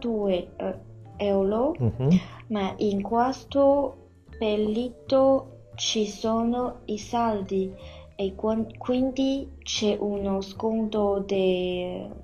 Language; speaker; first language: Italian; non-native, learner; Chinese